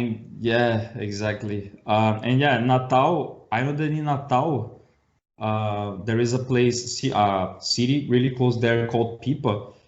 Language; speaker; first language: English; non-native, learner; Portuguese